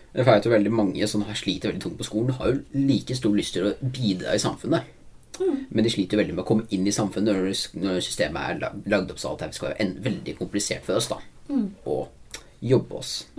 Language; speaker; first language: Norwegian; native; Norwegian